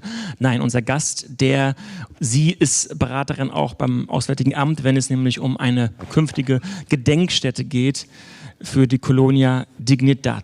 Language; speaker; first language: German; native; German